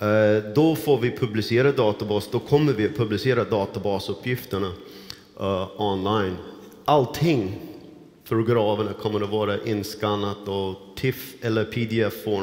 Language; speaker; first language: Swedish; non-native, fluent; English